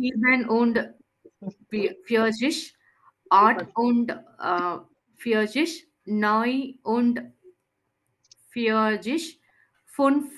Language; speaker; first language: German; non-native, learner; Tamil